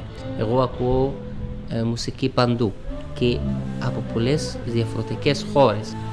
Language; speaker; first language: Greek; non-native, learner; Arabic